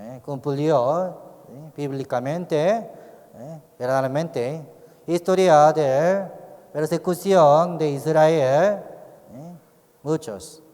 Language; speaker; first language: Spanish; non-native, learner; Korean